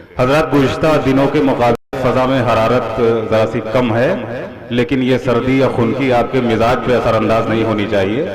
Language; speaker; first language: Urdu; native; Urdu